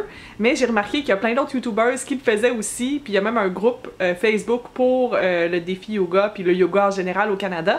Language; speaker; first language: French; native; French